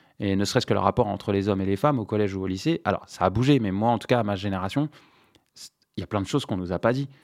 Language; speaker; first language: French; non-native, local second language; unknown